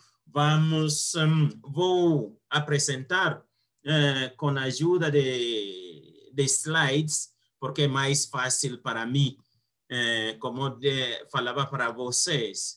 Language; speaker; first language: Portuguese; non-native, fluent; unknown